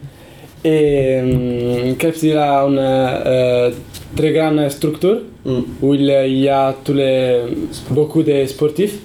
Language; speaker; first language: French; non-native, learner; Italian